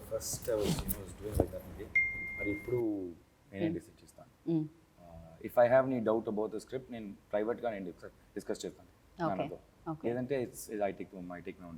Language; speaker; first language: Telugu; non-native, learner; Tamil